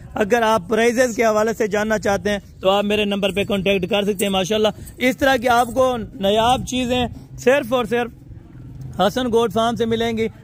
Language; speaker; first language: Urdu; non-native, local second language; Saraiki